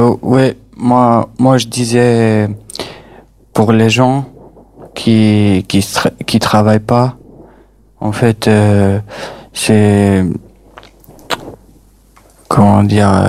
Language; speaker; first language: French; non-native, fluent; Albanian